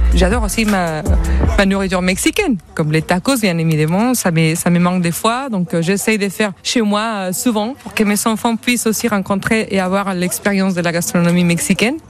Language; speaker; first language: French; non-native, fluent; Spanish